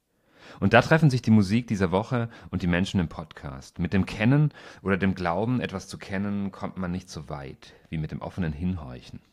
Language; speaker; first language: German; native; German